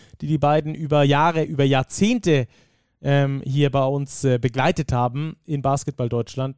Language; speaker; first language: German; native; German